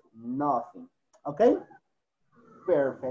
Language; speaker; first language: English; non-native, fluent; Spanish